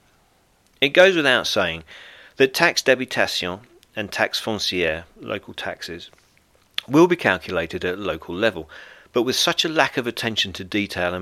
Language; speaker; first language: English; native; English